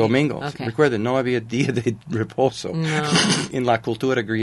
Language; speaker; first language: Spanish; non-native, fluent; English